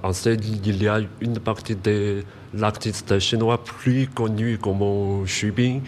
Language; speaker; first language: French; non-native, learner; Chinese